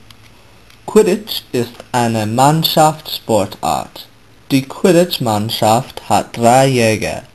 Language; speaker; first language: German; non-native, learner; English